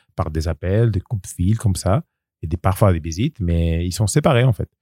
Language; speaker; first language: French; non-native, learner; Spanish